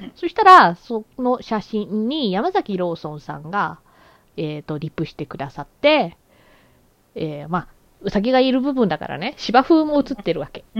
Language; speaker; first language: Japanese; early bilingual, other home language; English